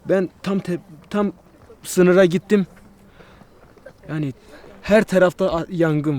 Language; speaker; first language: Turkish; non-native, local second language; Kurdish